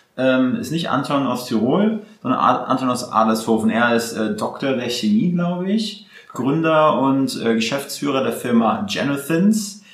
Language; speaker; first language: German; native; German